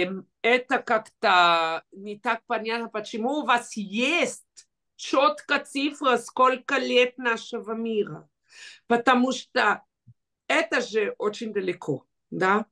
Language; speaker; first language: Russian; early bilingual, heritage; Russian